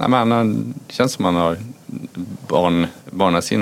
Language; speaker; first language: Swedish; native; Swedish